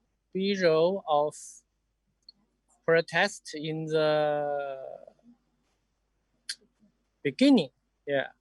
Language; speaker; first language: English; non-native, learner; Chinese